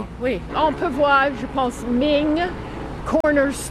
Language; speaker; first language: French; non-native, fluent; English